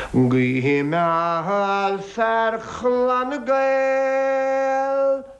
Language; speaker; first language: Irish; native; Irish